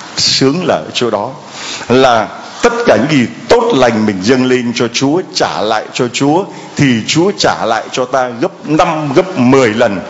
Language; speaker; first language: Vietnamese; native; Vietnamese